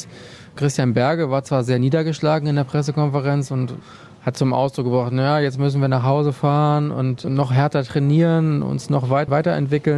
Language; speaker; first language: German; native; German